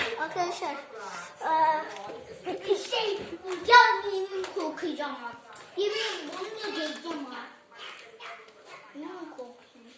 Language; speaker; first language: Turkish; early bilingual, heritage; Turkish